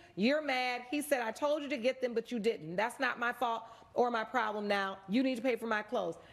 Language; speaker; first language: English; native; English